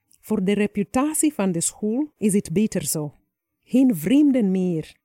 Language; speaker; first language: Dutch; non-native, fluent; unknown